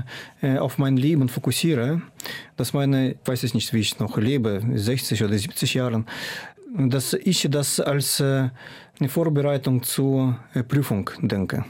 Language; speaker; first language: German; non-native, fluent; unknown